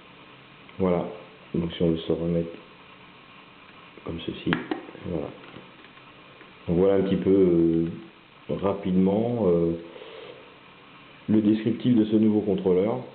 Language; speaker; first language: French; native; French